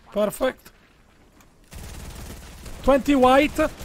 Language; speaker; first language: English; non-native, learner; Italian